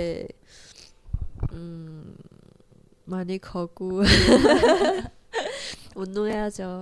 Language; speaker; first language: Korean; non-native, learner; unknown